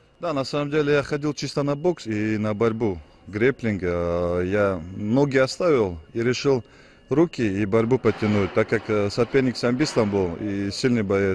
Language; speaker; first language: Russian; non-native, local second language; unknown